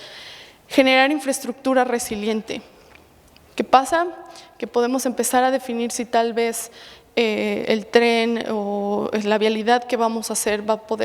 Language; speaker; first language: Spanish; native; Spanish